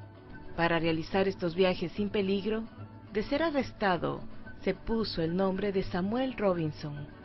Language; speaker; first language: Spanish; native; Spanish